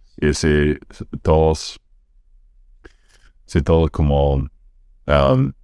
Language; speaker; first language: Spanish; non-native, fluent; English